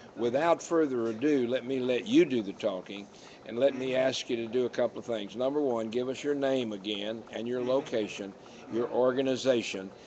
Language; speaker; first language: English; native; English